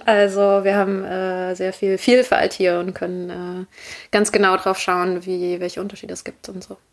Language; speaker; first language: German; native; German